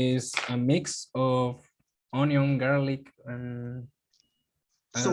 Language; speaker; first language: English; non-native, learner; Spanish